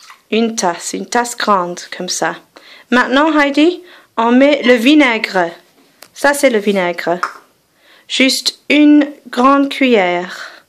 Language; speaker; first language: French; non-native, fluent; English